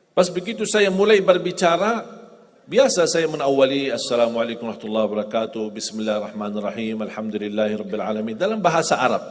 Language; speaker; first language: Indonesian; non-native, fluent; Arabic